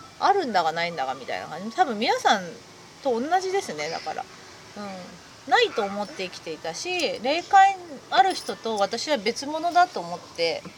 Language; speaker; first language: Japanese; native; Japanese